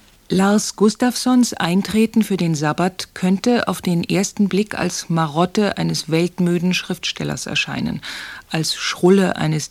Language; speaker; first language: German; native; German